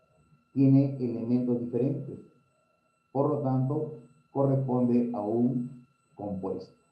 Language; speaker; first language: Spanish; native; Spanish